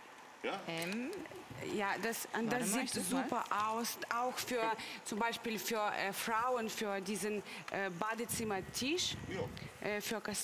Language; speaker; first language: German; non-native, learner; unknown